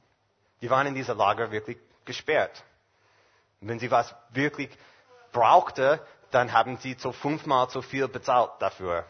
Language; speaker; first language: German; non-native, fluent; English